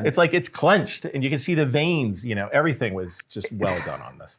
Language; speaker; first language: English; native; English